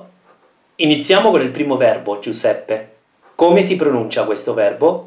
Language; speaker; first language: Italian; non-native, fluent; English